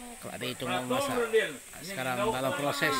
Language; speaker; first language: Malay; non-native, local second language; Iban